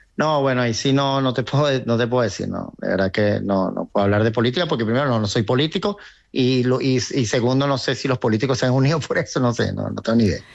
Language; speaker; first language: Spanish; native; Spanish